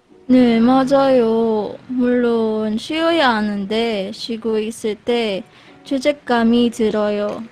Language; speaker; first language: Korean; non-native, learner; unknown